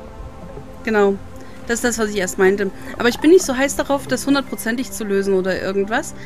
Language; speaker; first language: German; native; German